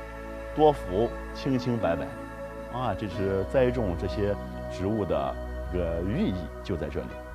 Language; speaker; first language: Chinese; native; Chinese